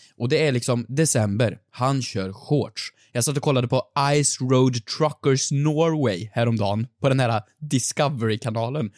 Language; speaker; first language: Swedish; native; Swedish